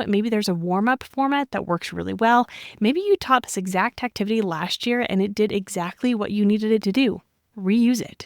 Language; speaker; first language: English; native; English